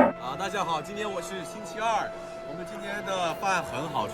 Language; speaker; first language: Chinese; early bilingual, heritage; Chinese